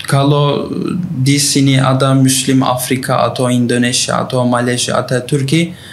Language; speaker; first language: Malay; non-native, learner; Turkish